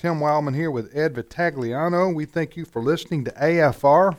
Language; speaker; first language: English; native; English